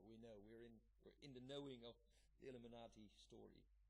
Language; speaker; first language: English; non-native, fluent; Dutch